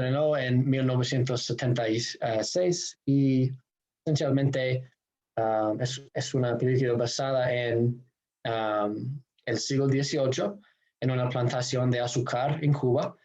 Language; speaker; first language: Spanish; non-native, fluent; English